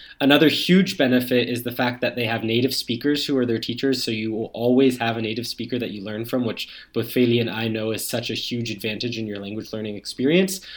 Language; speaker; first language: English; native; English